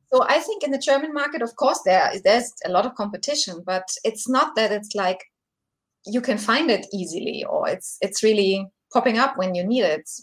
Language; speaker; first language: English; non-native, fluent; German